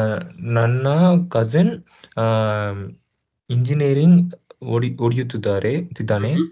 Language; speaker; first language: Kannada; non-native, learner; Tamil